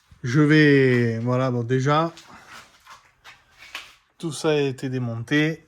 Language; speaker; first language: French; native; French